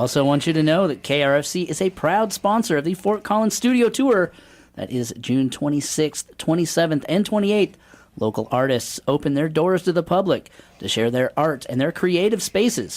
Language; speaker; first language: English; native; English